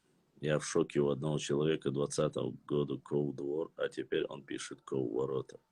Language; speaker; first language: Russian; non-native, local second language; Chechen